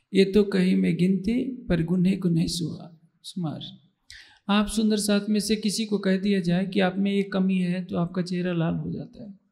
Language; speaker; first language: Hindi; native; Hindi